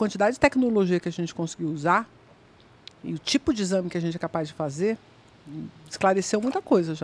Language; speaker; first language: Portuguese; native; Portuguese